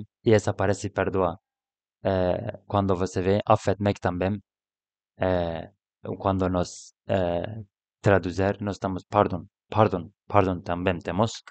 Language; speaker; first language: Portuguese; non-native, learner; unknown